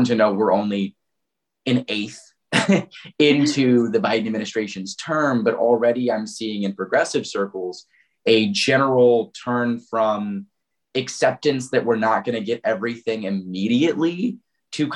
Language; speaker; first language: English; native; English